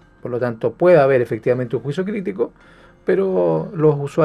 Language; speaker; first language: Spanish; native; Spanish